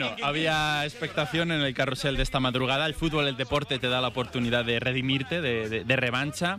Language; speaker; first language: Spanish; native; Spanish